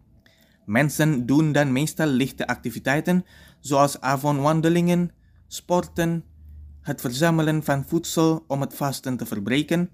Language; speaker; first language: Dutch; non-native, fluent; Indonesian